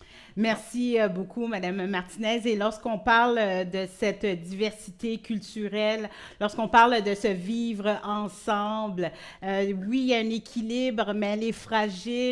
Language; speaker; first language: French; native; French